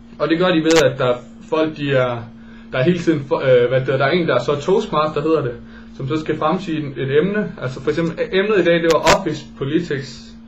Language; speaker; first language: Danish; native; Danish